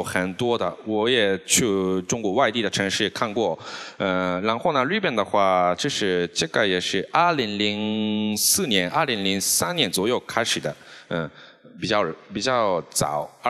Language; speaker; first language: Chinese; non-native, fluent; Japanese